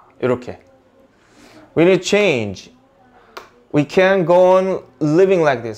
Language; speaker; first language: English; non-native, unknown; Korean